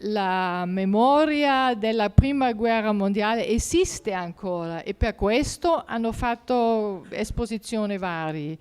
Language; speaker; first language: Italian; non-native, fluent; German